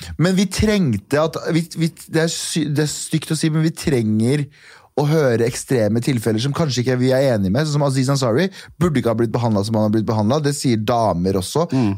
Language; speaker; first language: Norwegian; early bilingual, other home language; Kurdish